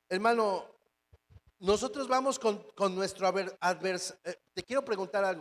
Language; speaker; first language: Spanish; native; Spanish